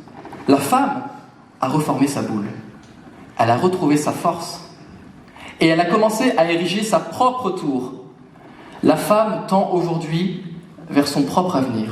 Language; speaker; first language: French; native; French